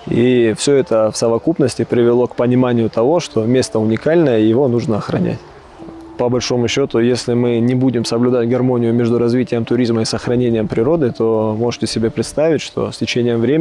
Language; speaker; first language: Russian; native; Russian